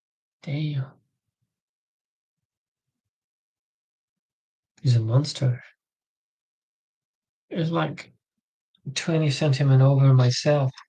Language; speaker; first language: English; non-native, learner; French